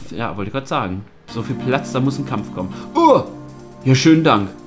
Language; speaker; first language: German; native; German